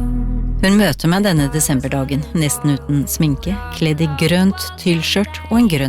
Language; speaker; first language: Norwegian; native; Norwegian